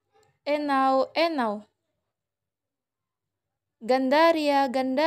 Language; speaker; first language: Indonesian; native; Indonesian